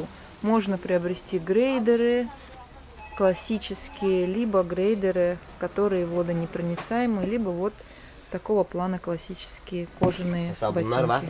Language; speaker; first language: Russian; native; Russian